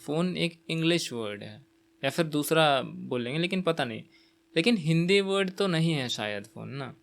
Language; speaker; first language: Hindi; non-native, local second language; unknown